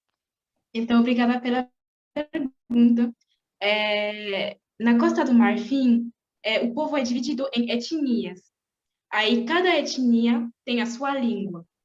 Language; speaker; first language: Portuguese; non-native, fluent; French